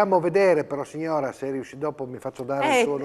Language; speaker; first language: Italian; native; Italian